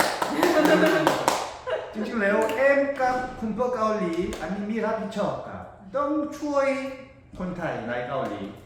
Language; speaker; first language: Thai; non-native, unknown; Korean